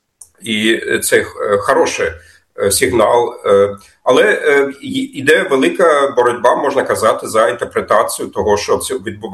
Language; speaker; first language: Ukrainian; non-native, fluent; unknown